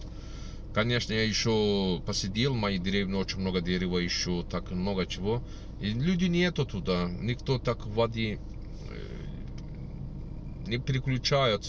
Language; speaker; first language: Russian; non-native, learner; Turkish